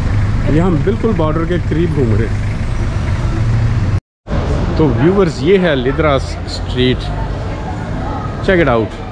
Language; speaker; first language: Hindi; native; Hindi